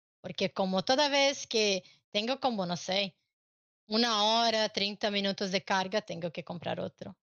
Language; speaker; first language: Spanish; non-native, learner; Portuguese